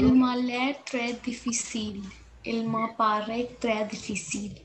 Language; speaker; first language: French; non-native, learner; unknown